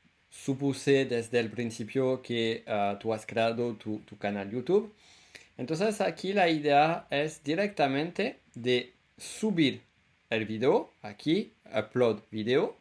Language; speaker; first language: Spanish; non-native, fluent; French